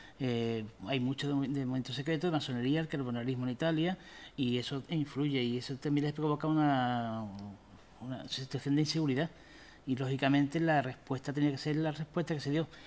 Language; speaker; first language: Spanish; native; Spanish